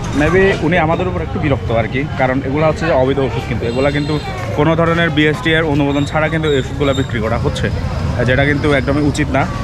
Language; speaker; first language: Bangla; native; Bangla